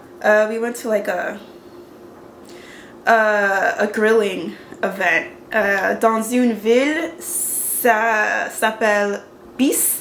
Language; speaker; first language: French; non-native, learner; English